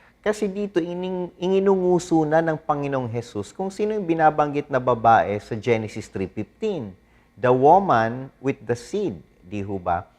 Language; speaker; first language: Filipino; non-native, local second language; Bikol